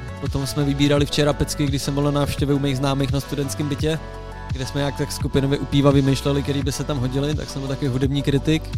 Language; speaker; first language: Czech; native; Czech